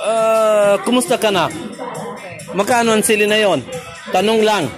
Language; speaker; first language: Filipino; non-native, learner; Arabic